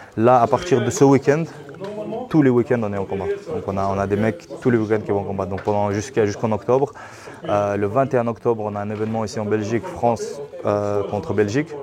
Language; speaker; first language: French; native; French